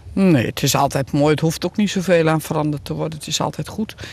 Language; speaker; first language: Dutch; native; Dutch